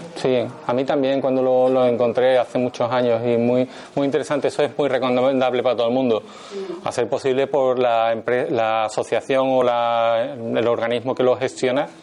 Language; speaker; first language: Spanish; native; Spanish